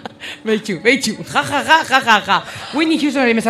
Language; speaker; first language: Basque; non-native, local second language; Spanish